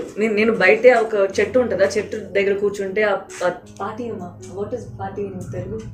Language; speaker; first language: Telugu; non-native, fluent; Tamil